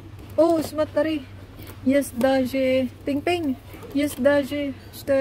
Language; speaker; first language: Russian; non-native, learner; Filipino